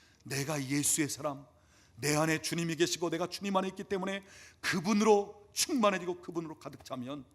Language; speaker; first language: Korean; native; Korean